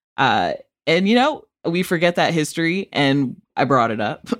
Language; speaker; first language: English; native; English